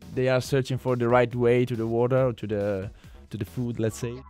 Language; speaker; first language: English; non-native, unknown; Italian